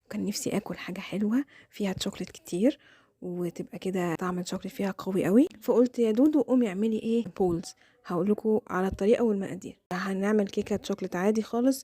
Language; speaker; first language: Arabic; native; Arabic